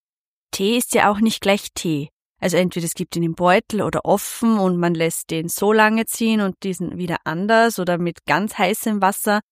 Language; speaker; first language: German; native; German